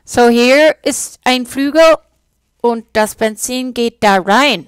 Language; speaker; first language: German; non-native, fluent; English